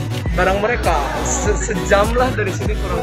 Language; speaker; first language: Indonesian; native; Indonesian